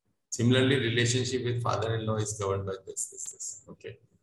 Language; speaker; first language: English; non-native, local second language; Hindi